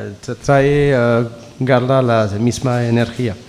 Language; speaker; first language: Spanish; non-native, learner; French